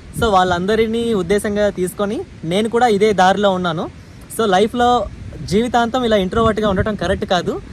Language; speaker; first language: Telugu; native; Telugu